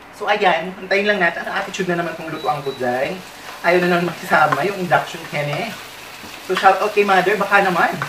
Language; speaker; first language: Filipino; non-native, local second language; Waray